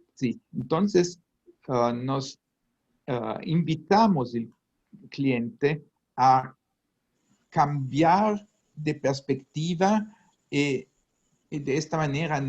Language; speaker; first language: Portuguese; non-native, learner; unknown